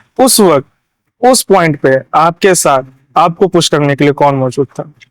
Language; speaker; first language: Hindi; native; Hindi